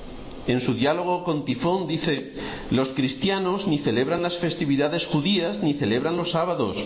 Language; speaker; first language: Spanish; native; Spanish